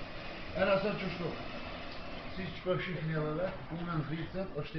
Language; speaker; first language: German; non-native, learner; Albanian